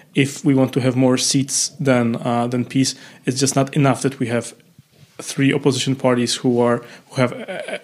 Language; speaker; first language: English; non-native, fluent; Polish